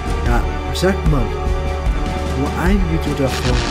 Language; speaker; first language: German; native; German